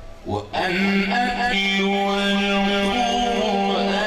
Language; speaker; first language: Arabic; native; Arabic